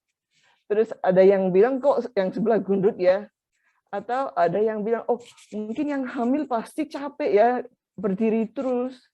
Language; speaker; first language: Indonesian; non-native, fluent; Japanese